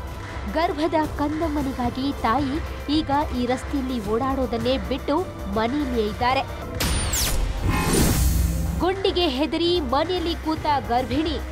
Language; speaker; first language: Kannada; native; Kannada